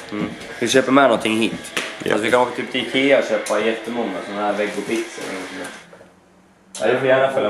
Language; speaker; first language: Swedish; native; Swedish